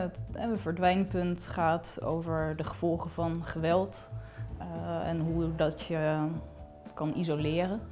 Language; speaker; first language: Dutch; native; Dutch